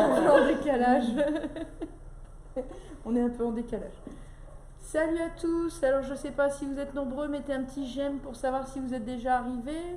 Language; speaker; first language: French; native; French